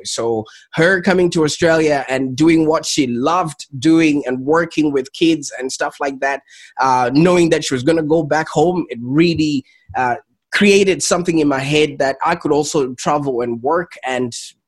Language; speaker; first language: English; non-native, local second language; Shona